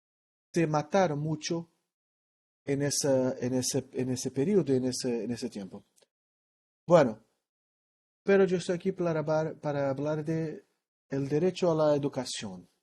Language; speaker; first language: Spanish; non-native, learner; Portuguese